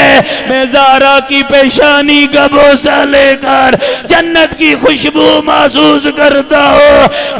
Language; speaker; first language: Urdu; native; Urdu